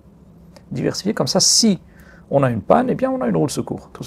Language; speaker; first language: French; non-native, local second language; Arabic